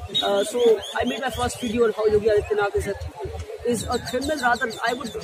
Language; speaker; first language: English; non-native, local second language; Urdu